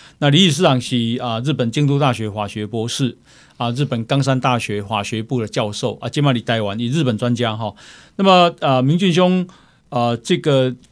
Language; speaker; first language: Chinese; native; Chinese